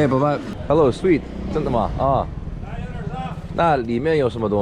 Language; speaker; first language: Chinese; non-native, learner; English